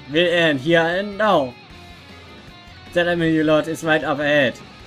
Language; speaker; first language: English; non-native, learner; German